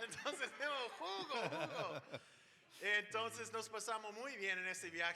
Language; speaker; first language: Spanish; non-native, fluent; English